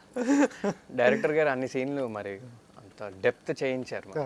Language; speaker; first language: Telugu; native; Telugu